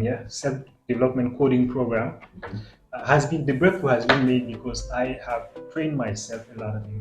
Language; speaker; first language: English; non-native, fluent; French